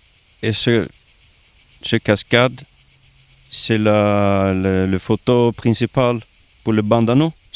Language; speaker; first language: French; non-native, fluent; Swedish